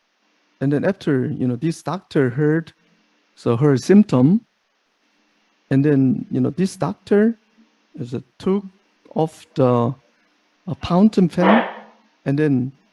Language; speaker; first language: English; non-native, fluent; Korean